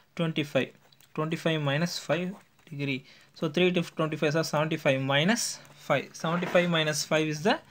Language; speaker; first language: English; non-native, local second language; Tamil